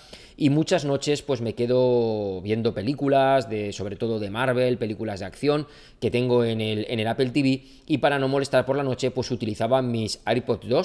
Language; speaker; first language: Spanish; native; Spanish